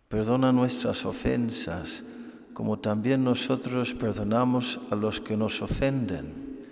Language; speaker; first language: Spanish; non-native, fluent; English